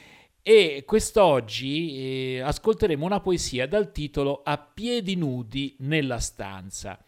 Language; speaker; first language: Italian; native; Italian